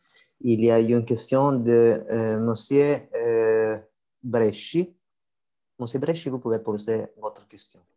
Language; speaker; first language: French; non-native, fluent; Italian